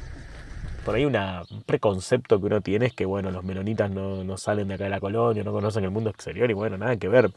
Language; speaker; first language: Spanish; native; Spanish